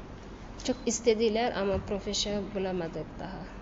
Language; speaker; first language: Turkish; non-native, learner; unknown